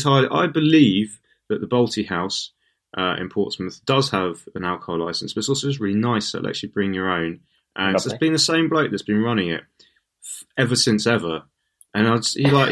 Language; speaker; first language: English; native; English